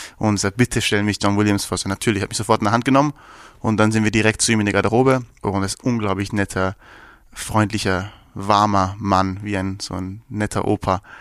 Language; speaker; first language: German; early bilingual, other home language; Persian